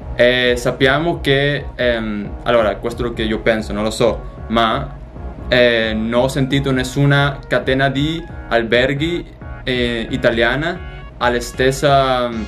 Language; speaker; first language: Italian; non-native, learner; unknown